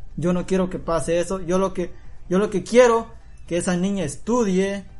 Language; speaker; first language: Spanish; non-native, local second language; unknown